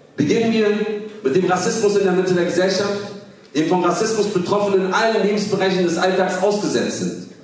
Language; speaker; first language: German; early bilingual, other home language; Kurdish